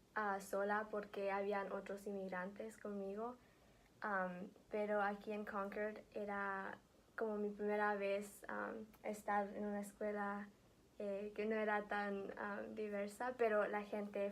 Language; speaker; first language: Spanish; early bilingual, heritage; Spanish